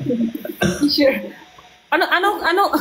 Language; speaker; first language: Filipino; non-native, learner; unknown